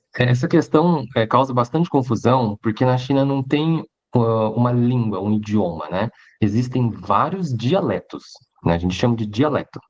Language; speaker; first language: Portuguese; early bilingual, other home language; Hakka Chinese